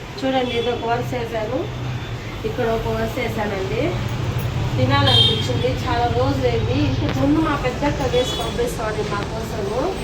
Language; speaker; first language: Telugu; non-native, local second language; Urdu